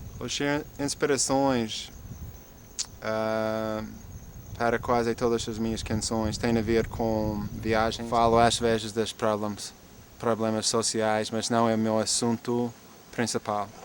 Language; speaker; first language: Portuguese; non-native, fluent; English